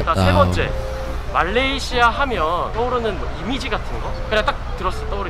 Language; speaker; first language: Korean; native; Korean